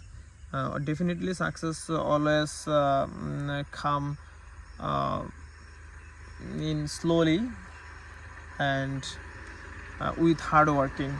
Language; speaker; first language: English; non-native, learner; Bangla